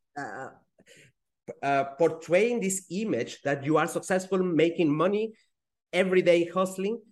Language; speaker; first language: English; non-native, fluent; Spanish